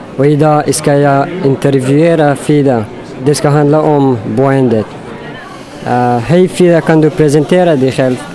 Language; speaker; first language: Swedish; non-native, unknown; Persian